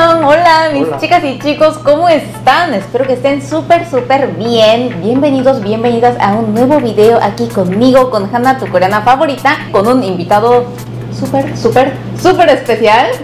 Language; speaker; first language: Spanish; non-native, fluent; Korean